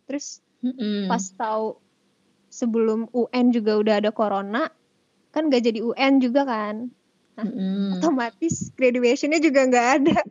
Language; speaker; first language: Indonesian; native; Indonesian